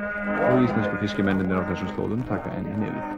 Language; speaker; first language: Icelandic; native; Icelandic